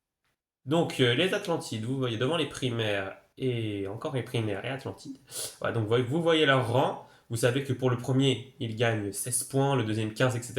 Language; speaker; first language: French; native; French